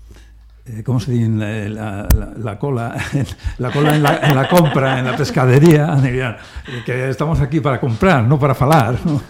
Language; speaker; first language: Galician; non-native, learner; Spanish